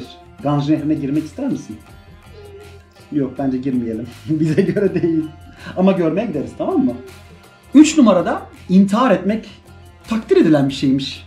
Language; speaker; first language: Turkish; native; Turkish